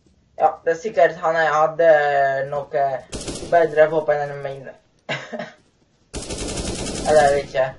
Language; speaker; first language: Norwegian; non-native, learner; Swedish